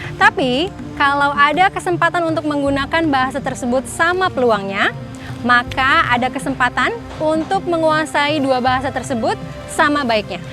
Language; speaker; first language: Indonesian; native; Indonesian